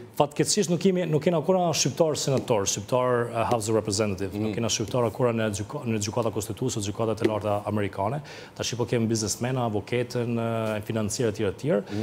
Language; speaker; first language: Albanian; early bilingual, heritage; Albanian